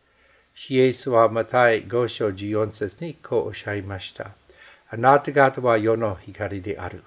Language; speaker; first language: Japanese; non-native, fluent; English